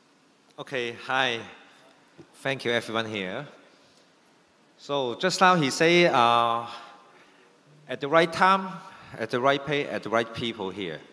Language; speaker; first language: English; non-native, fluent; Cantonese